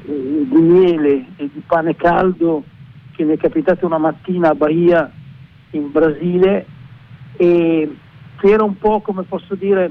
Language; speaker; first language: Italian; native; Italian